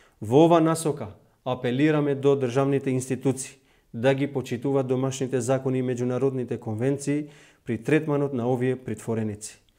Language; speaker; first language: Macedonian; non-native, local second language; Albanian